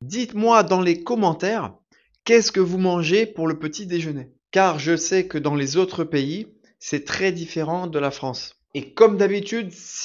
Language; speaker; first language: French; native; French